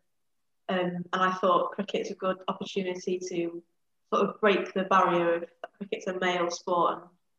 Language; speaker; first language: English; native; English